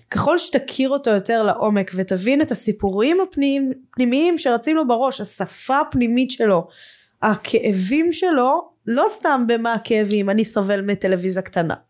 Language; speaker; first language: Hebrew; native; Hebrew